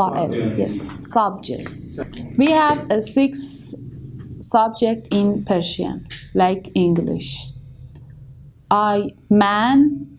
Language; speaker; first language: English; non-native, learner; Persian